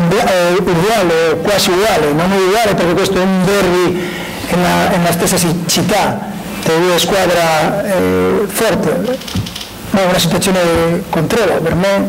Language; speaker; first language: Italian; non-native, learner; Spanish